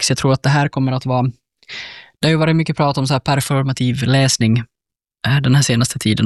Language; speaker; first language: Swedish; native; Swedish